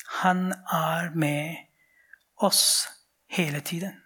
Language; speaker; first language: Norwegian; non-native, fluent; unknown